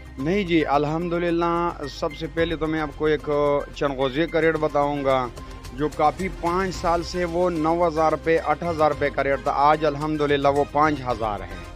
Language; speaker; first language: Urdu; non-native, local second language; Pashto